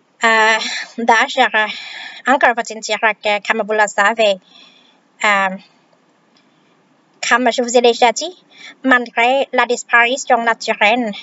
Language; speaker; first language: French; non-native, fluent; Vietnamese